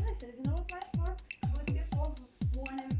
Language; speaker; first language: English; non-native, learner; Arabic